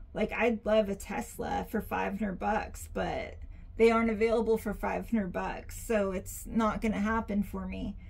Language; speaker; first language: English; native; English